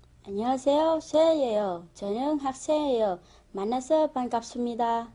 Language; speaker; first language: Korean; non-native, learner; Vietnamese